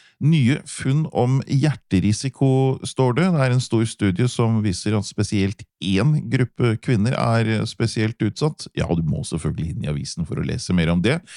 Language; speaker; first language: Norwegian; native; Norwegian